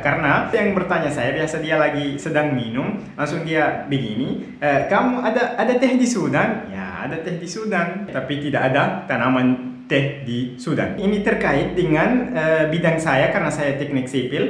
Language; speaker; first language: Indonesian; non-native, fluent; Arabic